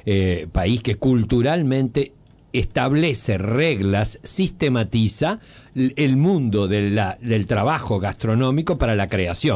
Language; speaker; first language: Spanish; native; Spanish